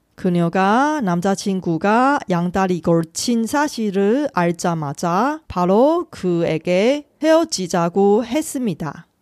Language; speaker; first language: Korean; non-native, fluent; Chinese